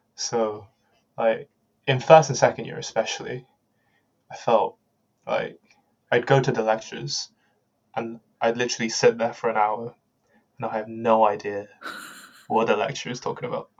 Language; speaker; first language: English; native; English